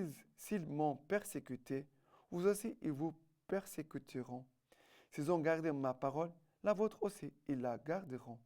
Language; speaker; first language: French; non-native, fluent; Portuguese